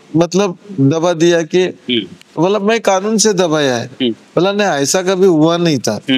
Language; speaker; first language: Hindi; non-native, local second language; Marathi